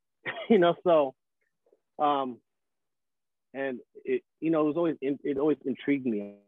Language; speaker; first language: English; early bilingual, other home language; Filipino